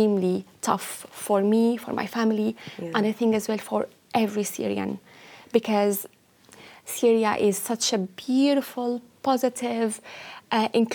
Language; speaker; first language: English; non-native, fluent; Arabic